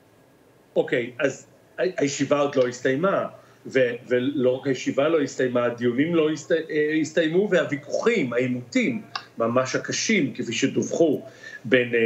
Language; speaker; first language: Hebrew; native; Hebrew